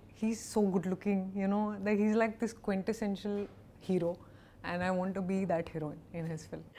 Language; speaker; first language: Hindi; native; Hindi